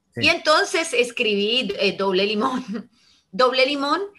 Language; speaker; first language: Spanish; early bilingual, heritage; Italian